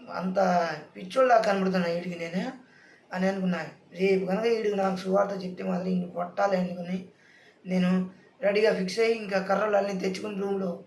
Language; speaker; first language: Telugu; non-native, local second language; Lambadi